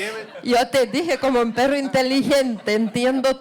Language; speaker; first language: Spanish; non-native, fluent; Lithuanian